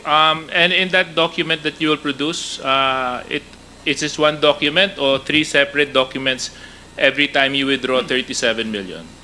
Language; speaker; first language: English; non-native, local second language; Filipino